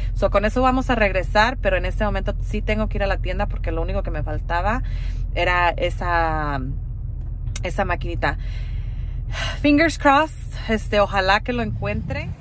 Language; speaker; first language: Spanish; early bilingual, heritage; Spanish